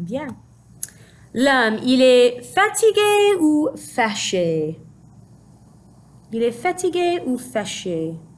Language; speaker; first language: French; non-native, fluent; English